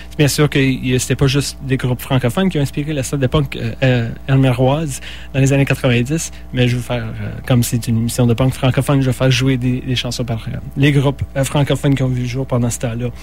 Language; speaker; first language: French; native; French